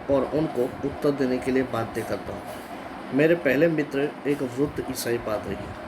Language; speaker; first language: Hindi; non-native, local second language; Gujarati